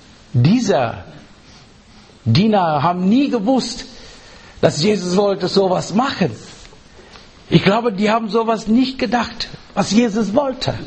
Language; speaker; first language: German; non-native, learner; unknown